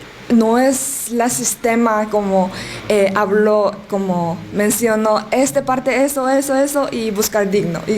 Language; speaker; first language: Spanish; non-native, learner; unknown